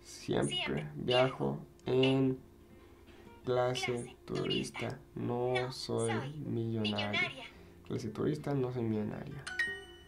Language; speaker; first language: Spanish; non-native, fluent; English